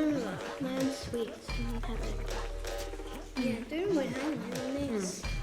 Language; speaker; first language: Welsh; non-native, local second language; English